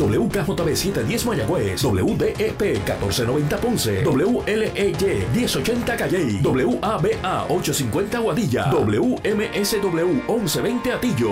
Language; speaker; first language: Spanish; native; Spanish